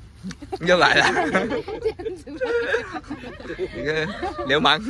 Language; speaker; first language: Chinese; native; Chinese